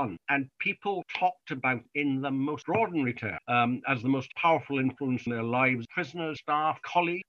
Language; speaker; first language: English; native; English